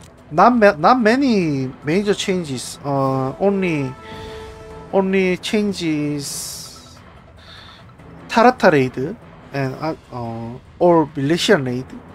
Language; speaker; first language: English; non-native, learner; Korean